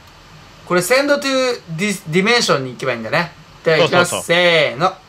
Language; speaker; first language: Japanese; native; Japanese